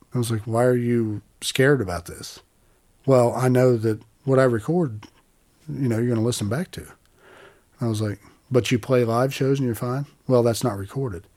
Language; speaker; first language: English; native; English